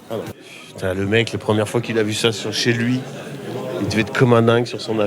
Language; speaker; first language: French; native; French